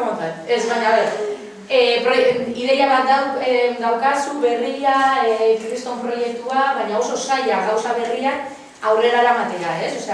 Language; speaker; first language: Basque; non-native, local second language; Spanish